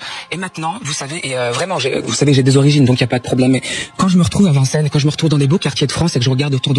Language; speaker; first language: French; early bilingual, other home language; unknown